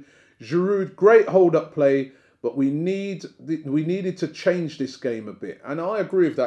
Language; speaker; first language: English; native; English